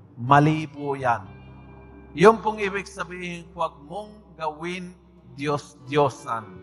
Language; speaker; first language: Filipino; non-native, fluent; Spanish